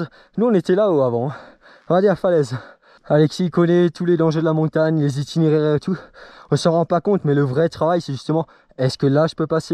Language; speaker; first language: French; native; French